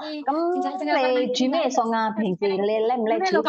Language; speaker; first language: Cantonese; native; Cantonese